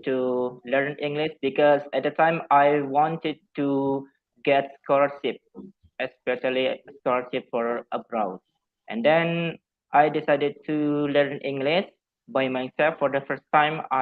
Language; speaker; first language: English; non-native, fluent; Javanese